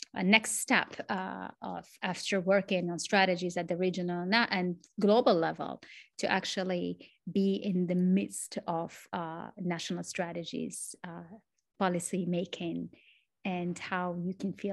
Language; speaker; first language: English; non-native, fluent; Arabic